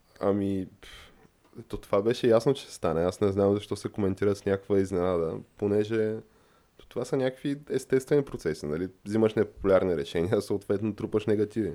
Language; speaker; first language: Bulgarian; native; Bulgarian